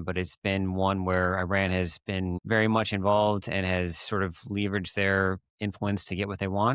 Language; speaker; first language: English; native; English